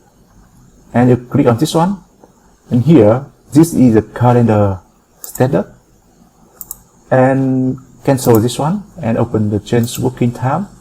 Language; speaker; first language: English; non-native, fluent; Vietnamese